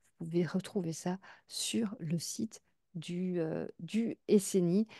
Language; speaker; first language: French; native; French